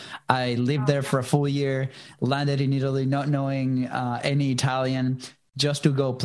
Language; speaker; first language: English; non-native, fluent; Spanish